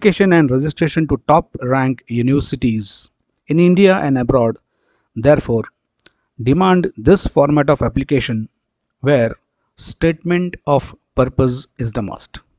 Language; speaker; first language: English; non-native, local second language; Marathi